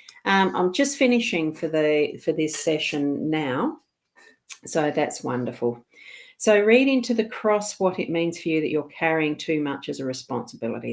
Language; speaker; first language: English; native; English